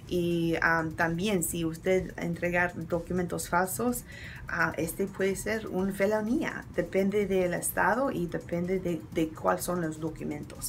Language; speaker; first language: Spanish; non-native, learner; English